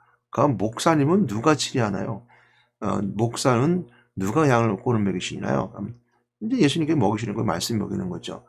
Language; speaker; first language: Korean; native; Korean